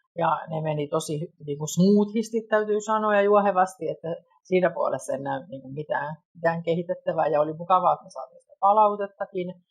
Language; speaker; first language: Finnish; native; Finnish